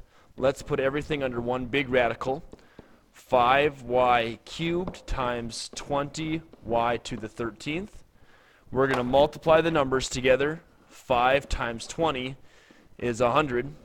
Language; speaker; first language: English; native; English